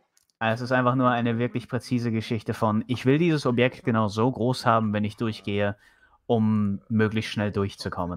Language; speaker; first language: German; native; German